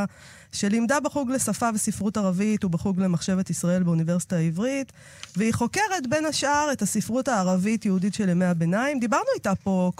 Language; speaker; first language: Hebrew; native; Hebrew